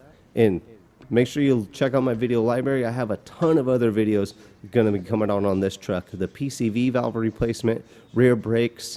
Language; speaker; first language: English; native; English